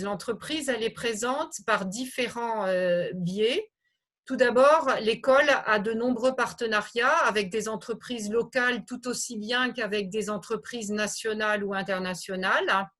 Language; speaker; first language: French; native; French